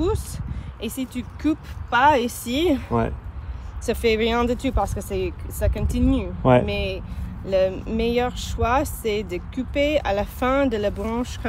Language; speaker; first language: French; non-native, learner; English